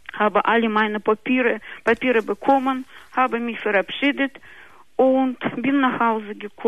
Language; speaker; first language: German; non-native, local second language; Russian